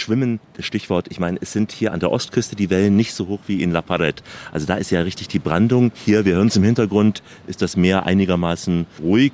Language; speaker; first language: German; native; German